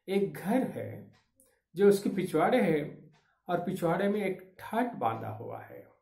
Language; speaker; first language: Hindi; non-native, local second language; Kannada